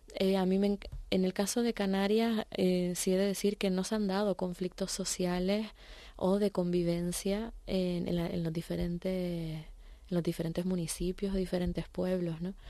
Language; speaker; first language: Spanish; native; Spanish